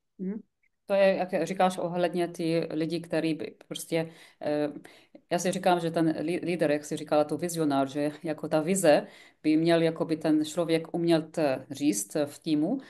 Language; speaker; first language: Czech; non-native, fluent; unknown